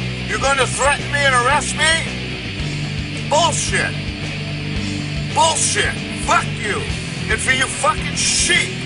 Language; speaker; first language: English; native; English